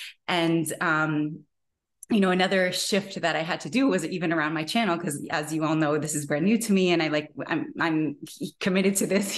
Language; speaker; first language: English; native; English